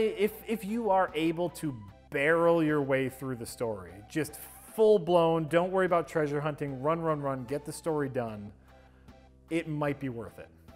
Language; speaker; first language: English; native; English